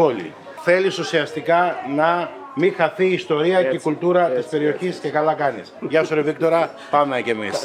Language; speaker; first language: Greek; native; Greek